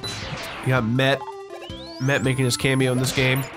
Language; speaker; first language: English; native; English